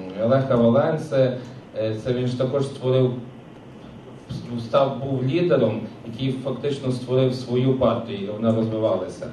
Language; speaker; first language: Ukrainian; native; Ukrainian